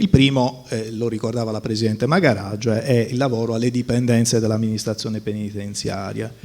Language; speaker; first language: Italian; native; Italian